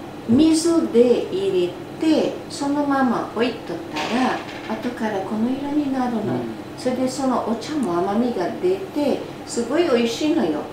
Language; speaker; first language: Japanese; non-native, fluent; Portuguese